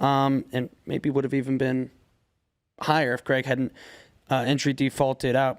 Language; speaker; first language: English; native; English